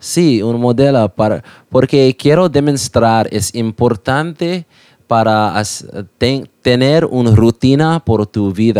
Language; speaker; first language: Spanish; non-native, learner; English